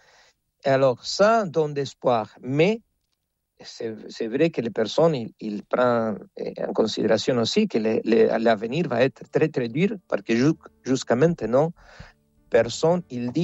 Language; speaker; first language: French; non-native, fluent; Spanish